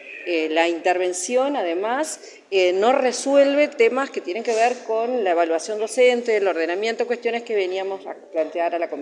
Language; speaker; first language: Spanish; native; Spanish